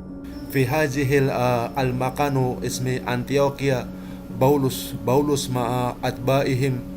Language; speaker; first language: Arabic; non-native, learner; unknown